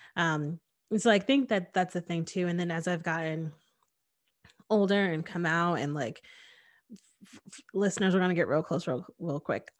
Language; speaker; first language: English; native; English